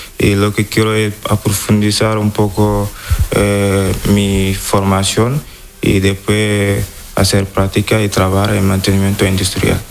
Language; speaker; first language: Spanish; non-native, fluent; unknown